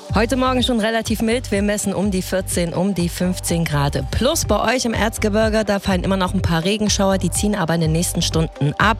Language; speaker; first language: German; native; German